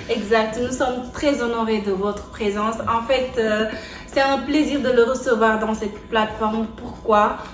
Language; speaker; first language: French; non-native, local second language; Wolof